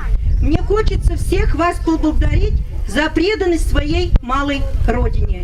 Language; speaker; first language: Russian; native; Russian